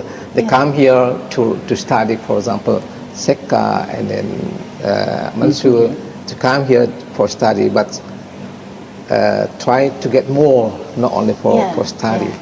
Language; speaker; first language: English; non-native, fluent; Indonesian